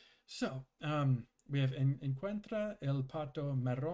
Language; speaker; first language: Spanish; non-native, learner; English